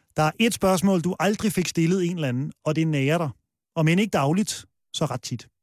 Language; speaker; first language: Danish; native; Danish